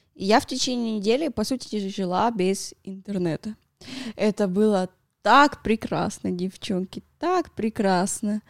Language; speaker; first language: Russian; non-native, fluent; Spanish